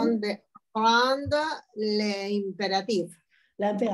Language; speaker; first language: French; non-native, learner; Spanish